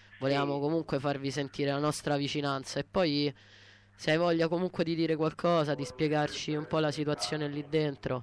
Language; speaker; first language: Italian; native; Italian